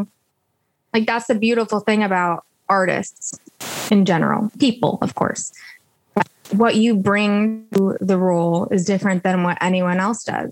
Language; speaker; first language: English; native; English